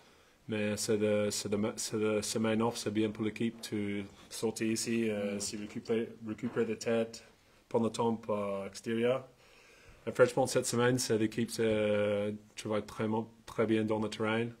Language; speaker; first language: French; non-native, learner; English